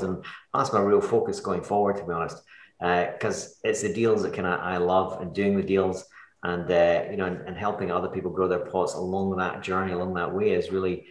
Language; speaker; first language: English; native; English